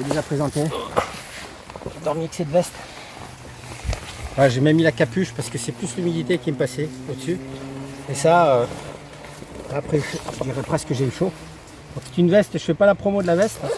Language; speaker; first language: French; native; French